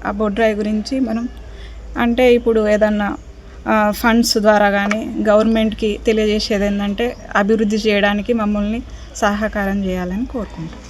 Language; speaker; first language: Telugu; non-native, local second language; Lambadi